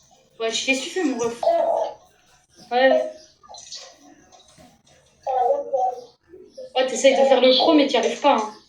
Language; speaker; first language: French; native; French